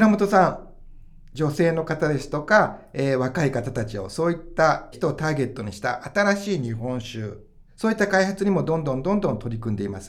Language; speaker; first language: Japanese; native; Japanese